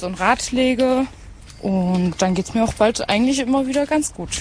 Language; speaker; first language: German; native; German